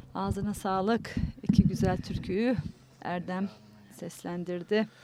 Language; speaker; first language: Turkish; native; Turkish